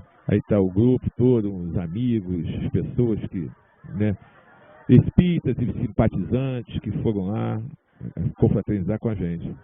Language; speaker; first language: Portuguese; native; Portuguese